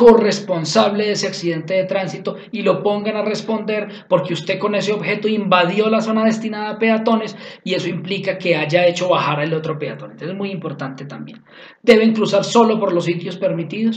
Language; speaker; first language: Spanish; native; Spanish